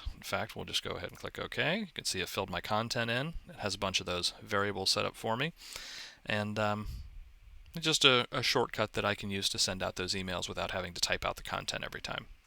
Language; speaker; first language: English; native; English